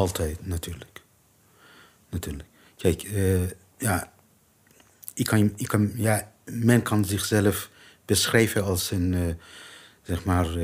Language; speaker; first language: Dutch; non-native, learner; Persian